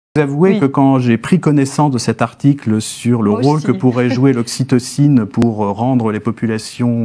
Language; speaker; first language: French; native; French